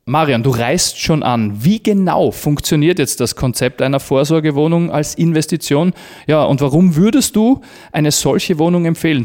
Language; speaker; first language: German; native; German